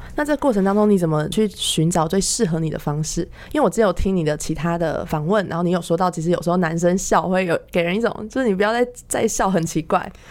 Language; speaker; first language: Chinese; native; Chinese